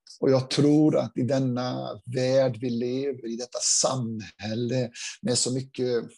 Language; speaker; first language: Swedish; non-native, fluent; Portuguese